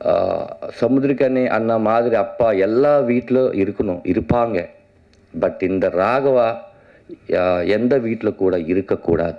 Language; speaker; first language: Tamil; non-native, learner; Telugu